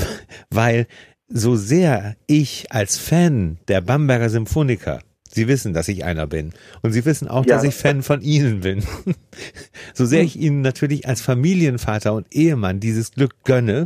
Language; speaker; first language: German; native; German